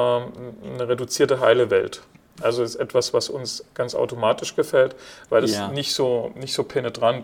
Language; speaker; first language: German; native; German